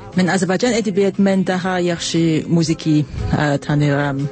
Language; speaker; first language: Azerbaijani; non-native, learner; English